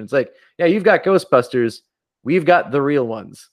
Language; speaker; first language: English; native; English